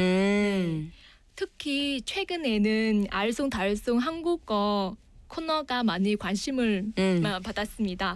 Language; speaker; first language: Korean; non-native, fluent; Vietnamese